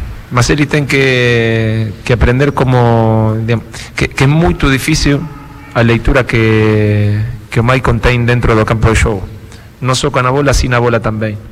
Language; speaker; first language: Portuguese; non-native, fluent; Spanish